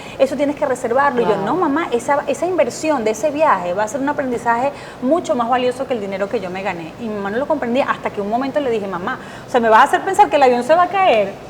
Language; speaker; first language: Spanish; native; Spanish